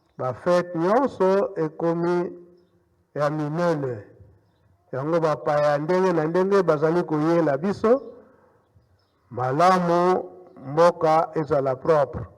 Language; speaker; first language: Lingala; non-native, local second language; Kongo